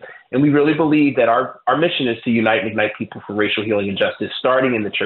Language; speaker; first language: English; native; English